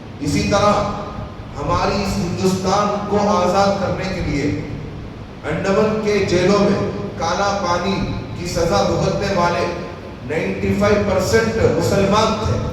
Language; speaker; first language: Urdu; native; Urdu